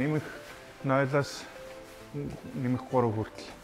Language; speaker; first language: Mongolian; non-native, fluent; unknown